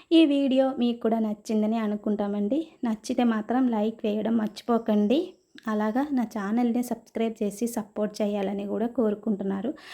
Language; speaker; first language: Telugu; non-native, fluent; Malayalam